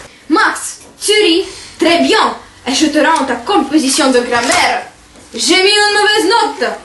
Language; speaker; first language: French; non-native, learner; Russian